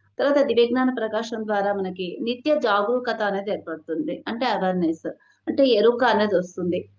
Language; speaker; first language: Telugu; non-native, local second language; Hindi